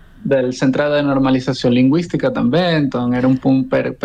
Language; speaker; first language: Catalan; non-native, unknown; Spanish